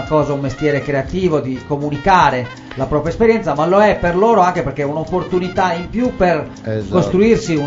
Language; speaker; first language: Italian; native; Italian